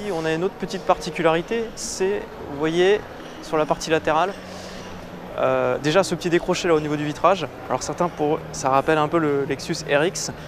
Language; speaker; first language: French; native; French